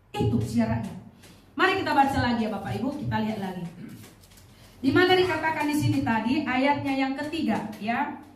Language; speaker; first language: Indonesian; native; Indonesian